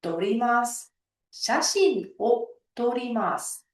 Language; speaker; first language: Japanese; non-native, fluent; Uzbek